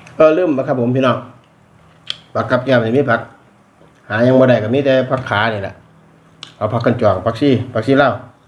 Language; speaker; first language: Thai; native; Thai